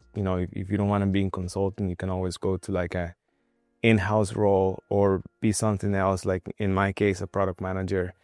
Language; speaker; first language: English; non-native, fluent; Spanish